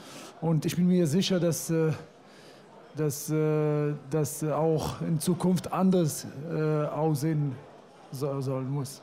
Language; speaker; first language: German; non-native, fluent; Arabic